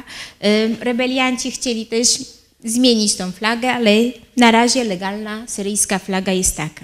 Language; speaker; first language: Polish; early bilingual, heritage; Arabic